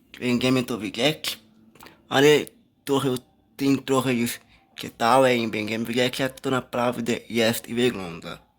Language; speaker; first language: Polish; non-native, learner; Portuguese